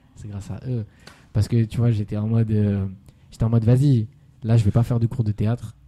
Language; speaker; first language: French; native; French